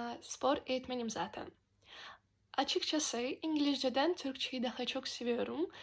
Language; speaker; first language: Turkish; non-native, fluent; Russian